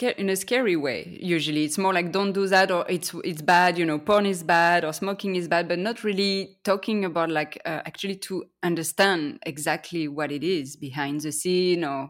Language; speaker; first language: English; non-native, fluent; French